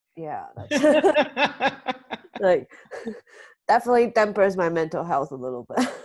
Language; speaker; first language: English; early bilingual, other home language; Chinese